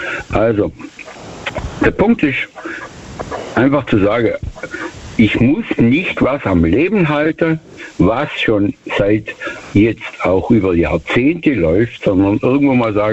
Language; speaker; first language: German; native; German